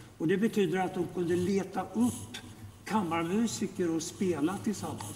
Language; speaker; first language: Swedish; native; Swedish